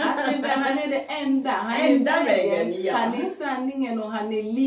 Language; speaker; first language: Swedish; non-native, fluent; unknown